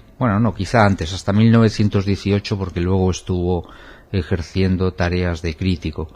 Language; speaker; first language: Spanish; native; Spanish